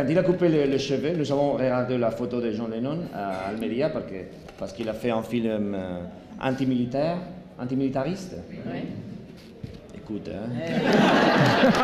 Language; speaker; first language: French; non-native, learner; Spanish